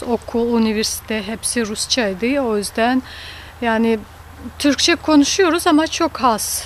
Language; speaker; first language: Turkish; early bilingual, heritage; Russian